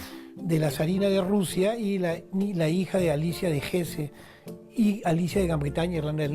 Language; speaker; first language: Spanish; native; Spanish